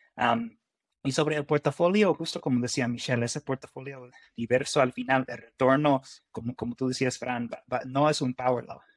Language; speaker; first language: Spanish; non-native, fluent; English